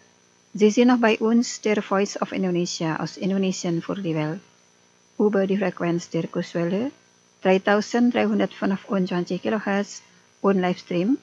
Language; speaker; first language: German; non-native, fluent; Indonesian